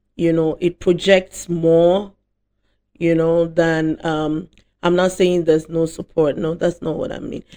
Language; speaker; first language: English; non-native, local second language; Akan